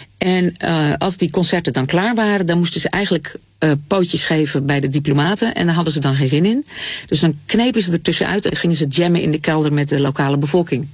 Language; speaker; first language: Dutch; native; Dutch